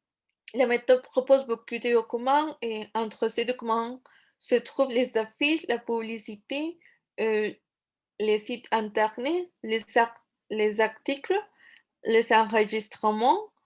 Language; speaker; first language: French; non-native, fluent; Spanish